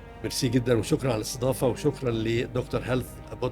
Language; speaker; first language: Arabic; native; Arabic